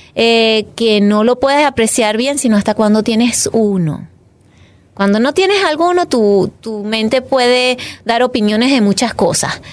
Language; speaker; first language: Spanish; native; Spanish